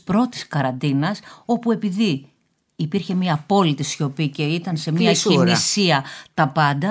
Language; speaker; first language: Greek; native; Greek